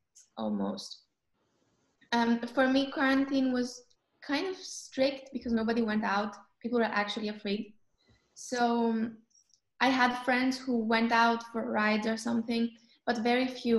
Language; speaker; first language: English; non-native, fluent; Greek